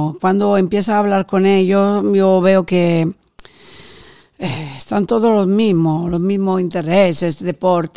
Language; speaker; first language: Spanish; non-native, fluent; Italian